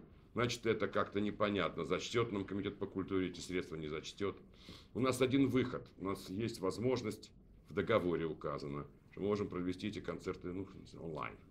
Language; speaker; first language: Russian; native; Russian